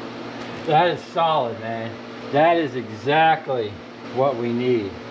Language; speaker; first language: English; native; English